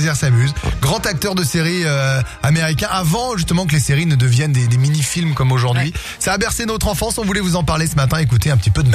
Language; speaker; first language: French; native; French